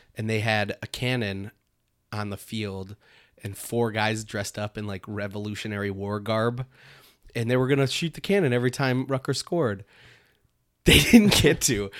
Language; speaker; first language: English; native; English